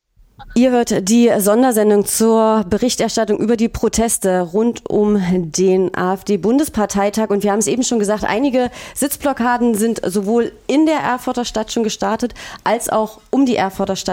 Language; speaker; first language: German; native; German